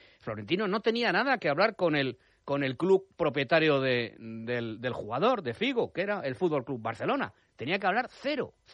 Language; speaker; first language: Spanish; native; Spanish